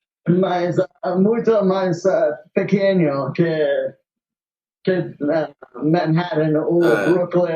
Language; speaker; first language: Portuguese; non-native, learner; Spanish